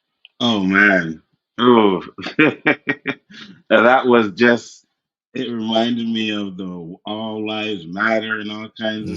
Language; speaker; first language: English; native; English